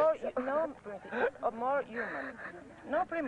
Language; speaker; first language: English; non-native, learner; French